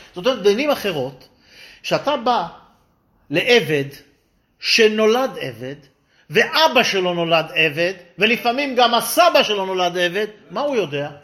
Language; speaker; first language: Hebrew; native; Hebrew